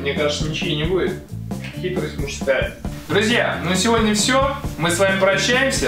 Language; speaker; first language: Russian; native; Russian